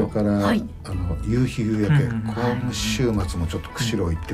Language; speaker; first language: Japanese; native; Japanese